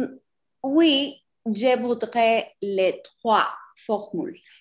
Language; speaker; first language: French; non-native, learner; Spanish